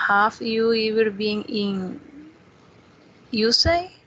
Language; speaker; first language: English; non-native, learner; Spanish